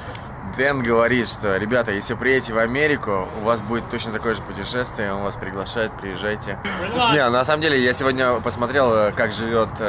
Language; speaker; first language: Russian; native; Russian